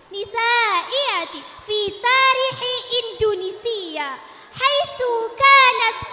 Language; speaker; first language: Arabic; non-native, learner; Indonesian